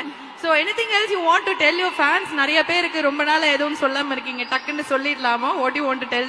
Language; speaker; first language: Tamil; native; Tamil